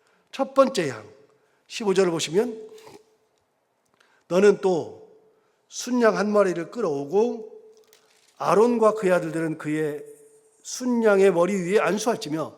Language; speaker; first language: Korean; native; Korean